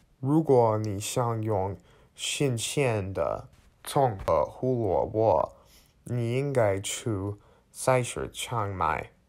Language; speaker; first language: Chinese; non-native, learner; English